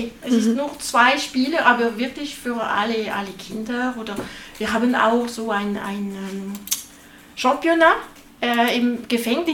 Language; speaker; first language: German; non-native, learner; French